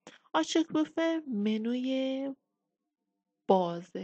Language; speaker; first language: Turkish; non-native, fluent; Persian